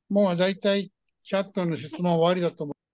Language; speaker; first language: Japanese; early bilingual, heritage; Japanese